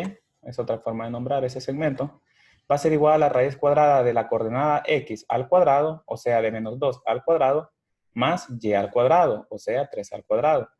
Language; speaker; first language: Spanish; native; Spanish